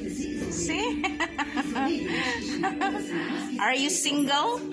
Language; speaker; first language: English; non-native, local second language; Filipino